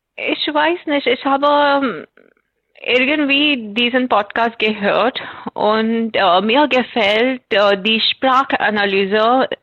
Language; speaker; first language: German; non-native, fluent; Marathi